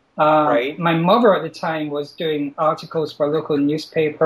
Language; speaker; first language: English; native; English